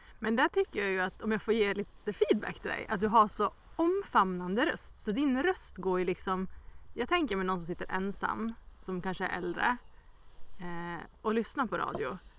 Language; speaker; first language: Swedish; native; Swedish